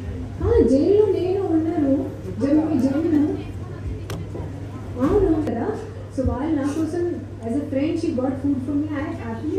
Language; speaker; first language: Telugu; non-native, learner; Hindi